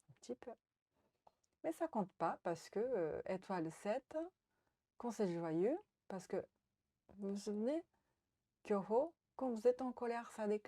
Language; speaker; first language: French; non-native, fluent; Japanese